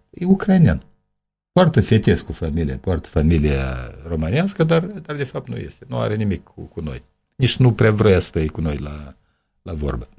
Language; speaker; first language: Romanian; native; Romanian